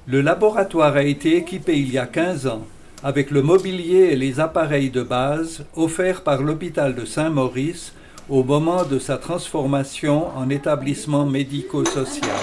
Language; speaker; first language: French; native; French